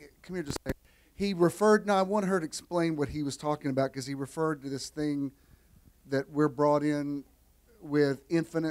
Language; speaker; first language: English; native; English